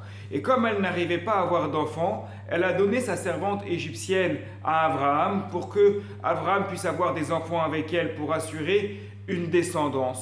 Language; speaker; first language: French; native; French